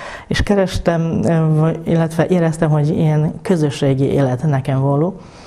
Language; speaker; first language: Hungarian; non-native, fluent; Polish